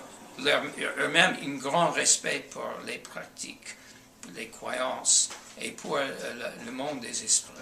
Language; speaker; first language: French; non-native, fluent; English